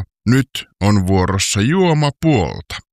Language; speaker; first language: Finnish; native; Finnish